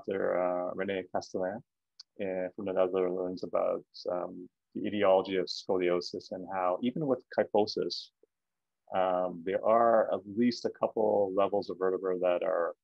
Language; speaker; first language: English; native; English